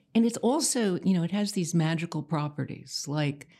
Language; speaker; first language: English; native; English